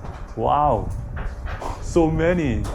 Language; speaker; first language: English; non-native, learner; Korean